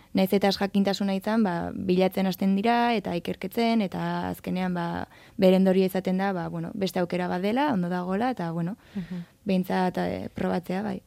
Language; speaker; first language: Basque; native; Basque